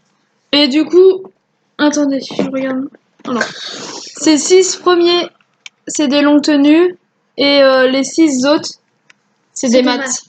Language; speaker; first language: French; native; French